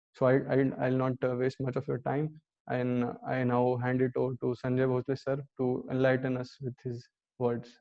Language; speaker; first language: English; non-native, local second language; Marathi